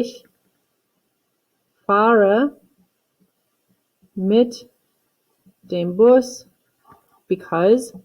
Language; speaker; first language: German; non-native, fluent; English